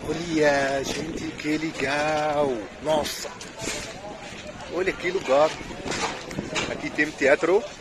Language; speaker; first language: Portuguese; non-native, fluent; Arabic